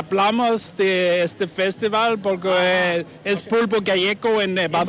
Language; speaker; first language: Spanish; non-native, learner; Danish